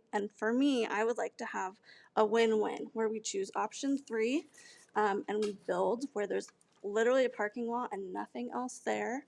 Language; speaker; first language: English; native; English